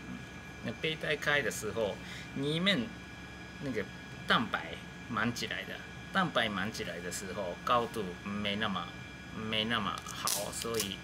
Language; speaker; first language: Chinese; non-native, learner; Japanese